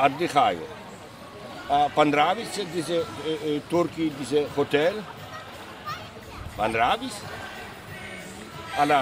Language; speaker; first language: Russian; non-native, learner; Polish